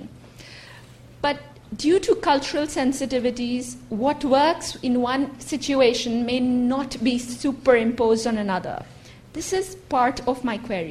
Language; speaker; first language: English; non-native, local second language; Urdu